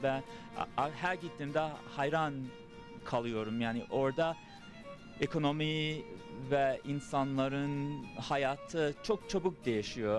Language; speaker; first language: Turkish; early bilingual, heritage; English